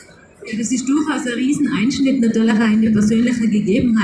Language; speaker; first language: German; native; German